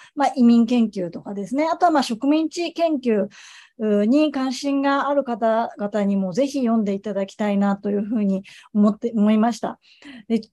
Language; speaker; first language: Japanese; native; Japanese